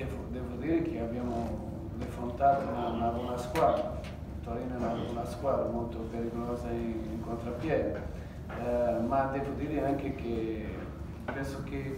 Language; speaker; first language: Italian; non-native, fluent; Portuguese